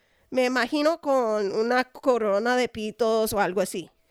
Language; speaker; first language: Spanish; non-native, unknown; English